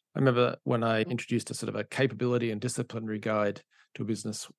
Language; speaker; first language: English; native; English